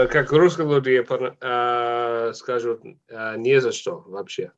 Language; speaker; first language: Russian; non-native, fluent; English